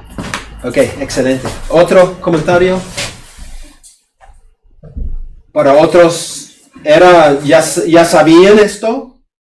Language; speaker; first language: Spanish; non-native, fluent; English